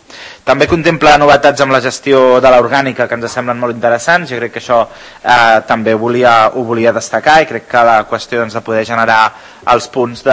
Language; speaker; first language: Catalan; native; Catalan